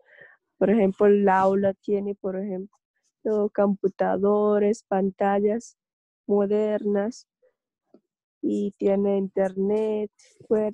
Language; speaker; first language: Spanish; non-native, learner; Russian